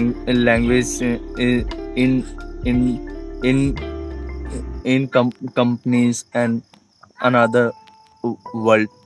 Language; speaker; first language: English; non-native, learner; Hindi